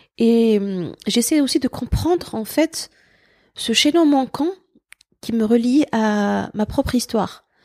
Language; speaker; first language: French; non-native, local second language; Berber languages